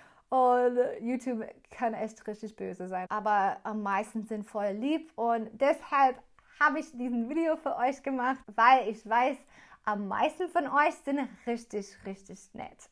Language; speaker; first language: German; non-native, learner; English